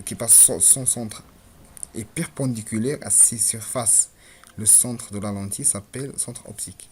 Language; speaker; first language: French; non-native, local second language; Arabic